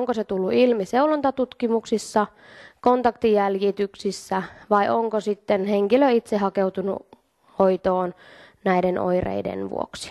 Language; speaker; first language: Finnish; native; Finnish